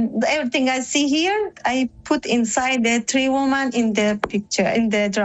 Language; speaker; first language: English; non-native, learner; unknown